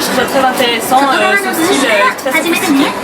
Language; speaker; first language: French; native; French